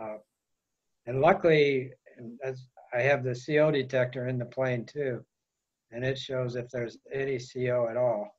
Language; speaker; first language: English; native; English